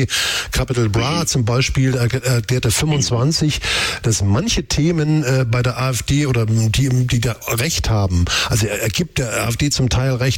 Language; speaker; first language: German; native; German